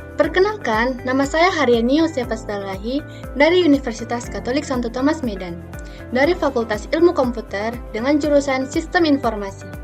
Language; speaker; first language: Indonesian; native; Indonesian